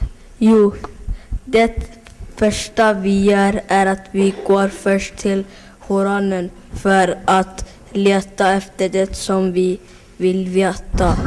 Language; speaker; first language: Swedish; early bilingual, other home language; Somali